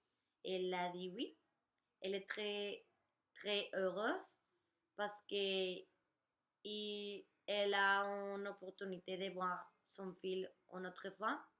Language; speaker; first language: French; non-native, learner; Spanish